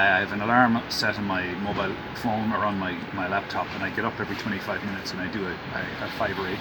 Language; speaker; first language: English; native; English